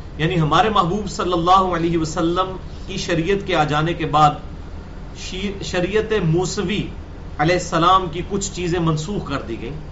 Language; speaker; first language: Urdu; non-native, local second language; Punjabi